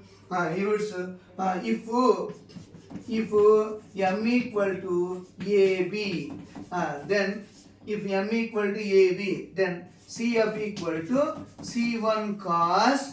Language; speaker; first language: English; non-native, local second language; Telugu